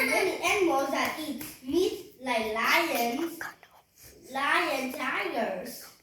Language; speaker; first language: English; non-native, learner; Vietnamese